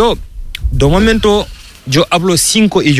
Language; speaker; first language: Spanish; non-native, learner; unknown